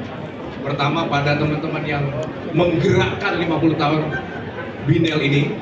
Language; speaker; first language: Indonesian; native; Indonesian